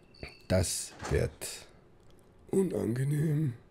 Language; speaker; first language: German; native; German